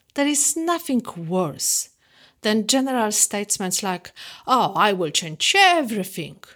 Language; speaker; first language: English; non-native, fluent; Polish